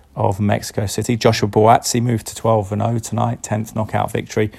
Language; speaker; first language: English; native; English